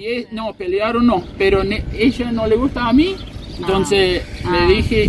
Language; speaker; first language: Spanish; non-native, local second language; Plautdietsch